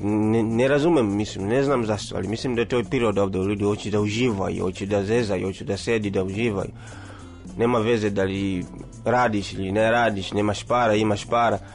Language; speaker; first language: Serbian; non-native, learner; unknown